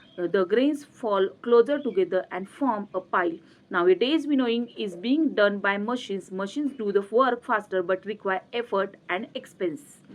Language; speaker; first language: English; non-native, local second language; Marathi